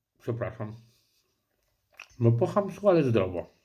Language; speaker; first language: Polish; native; Polish